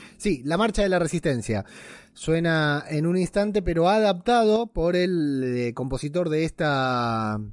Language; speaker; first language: Spanish; native; Spanish